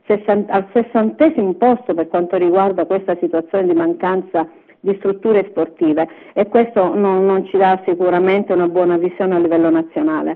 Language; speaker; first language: Italian; native; Italian